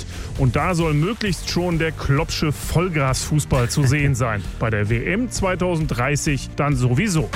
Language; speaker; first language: German; native; German